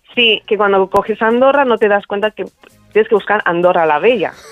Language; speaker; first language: Spanish; native; Spanish